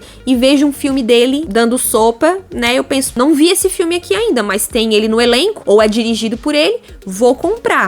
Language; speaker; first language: Portuguese; native; Portuguese